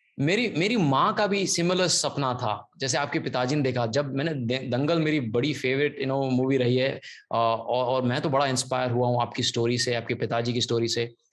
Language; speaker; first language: Hindi; non-native, local second language; Gujarati